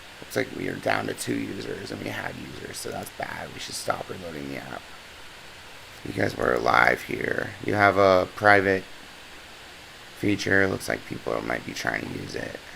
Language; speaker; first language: English; native; English